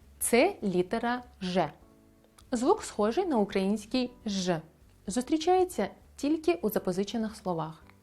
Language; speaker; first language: Ukrainian; non-native, local second language; Crimean Tatar